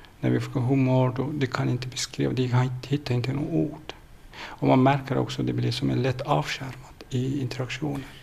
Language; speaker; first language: Swedish; non-native, fluent; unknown